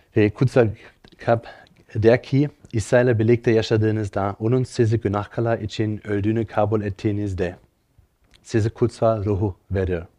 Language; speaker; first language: Turkish; non-native, fluent; German